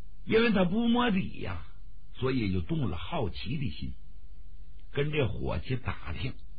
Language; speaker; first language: Chinese; native; Chinese